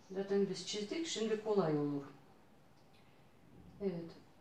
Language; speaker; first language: Turkish; non-native, learner; Russian